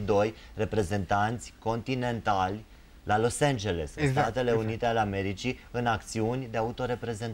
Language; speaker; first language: Romanian; native; Romanian